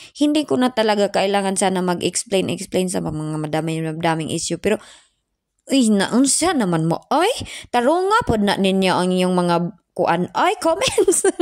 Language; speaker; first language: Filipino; non-native, local second language; Cebuano